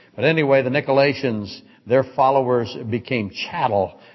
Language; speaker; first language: English; native; English